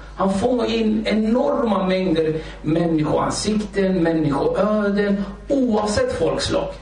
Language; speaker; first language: Swedish; early bilingual, other home language; Kurdish